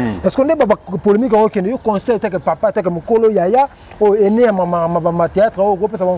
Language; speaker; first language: French; non-native, local second language; Lingala